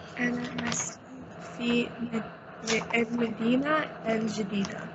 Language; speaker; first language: Arabic; non-native, learner; English